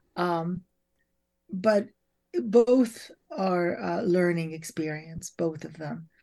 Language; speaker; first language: English; early bilingual, other home language; French